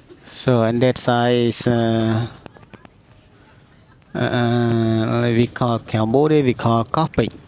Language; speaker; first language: English; non-native, learner; Khmer